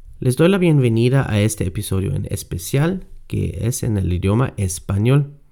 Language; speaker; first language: Spanish; non-native, fluent; German